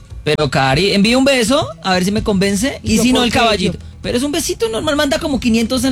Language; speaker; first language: Spanish; native; Spanish